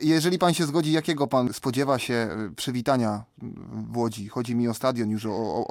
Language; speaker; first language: Polish; native; Polish